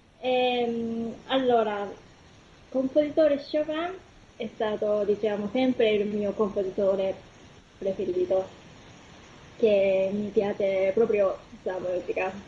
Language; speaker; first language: Italian; non-native, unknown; Japanese